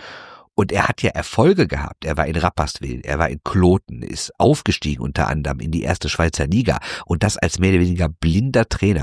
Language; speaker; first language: German; native; German